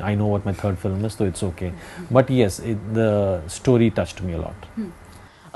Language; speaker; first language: English; non-native, local second language; Hindi